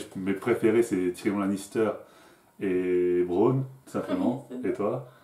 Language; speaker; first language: French; native; French